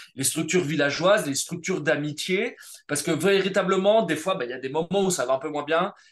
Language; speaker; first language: French; native; French